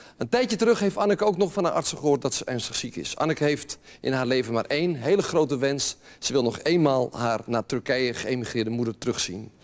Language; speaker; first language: Dutch; native; Dutch